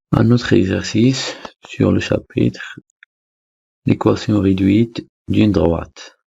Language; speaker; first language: French; non-native, local second language; Arabic